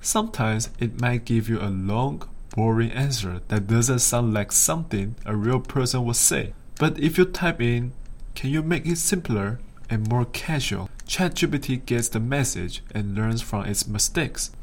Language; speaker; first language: English; non-native, fluent; Chinese